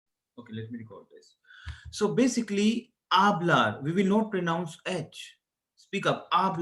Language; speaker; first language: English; non-native, local second language; Hindi